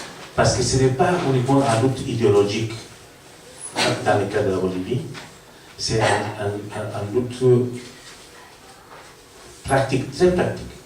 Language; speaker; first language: French; non-native, learner; Spanish